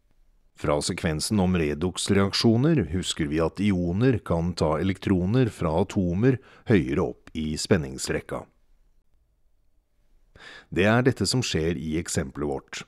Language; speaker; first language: Norwegian; native; Norwegian